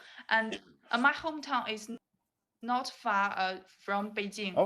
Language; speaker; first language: English; non-native, learner; Chinese